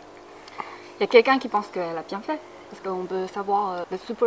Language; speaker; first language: French; non-native, fluent; Chinese